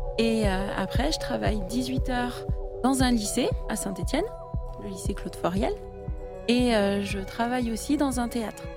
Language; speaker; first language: French; native; French